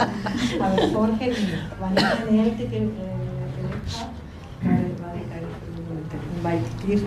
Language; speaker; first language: German; non-native, learner; Spanish